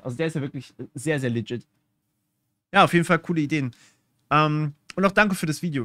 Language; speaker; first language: German; native; German